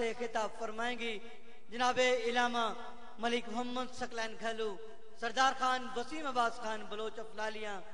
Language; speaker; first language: Urdu; non-native, local second language; Punjabi